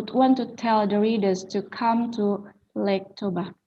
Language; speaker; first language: English; non-native, learner; Indonesian